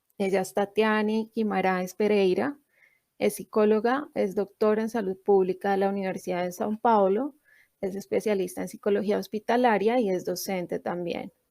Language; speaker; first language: Spanish; native; Spanish